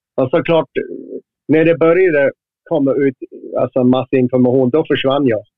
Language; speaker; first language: Swedish; non-native, fluent; English